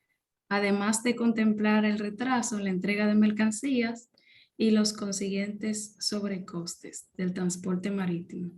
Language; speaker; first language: Spanish; native; Spanish